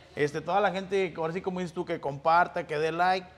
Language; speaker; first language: Spanish; native; Spanish